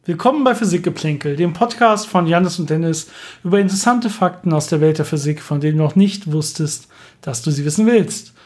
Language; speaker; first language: German; native; German